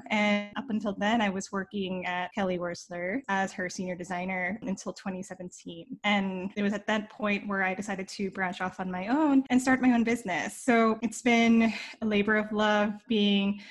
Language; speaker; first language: English; native; English